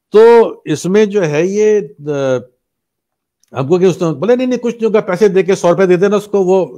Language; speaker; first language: Hindi; native; Hindi